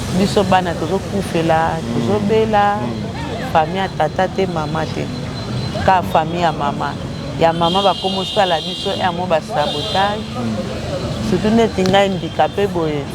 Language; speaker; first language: Lingala; non-native, local second language; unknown